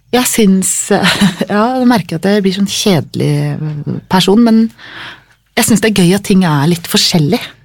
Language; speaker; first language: Norwegian; native; Norwegian